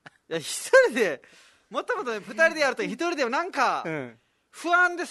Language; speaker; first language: Japanese; non-native, fluent; Nepali